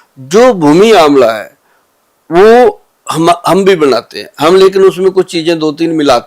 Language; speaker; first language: Hindi; native; Hindi